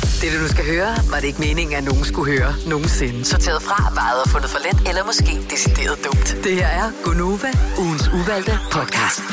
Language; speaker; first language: Danish; native; Danish